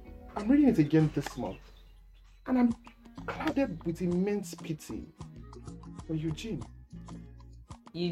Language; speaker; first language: English; non-native, local second language; Yoruba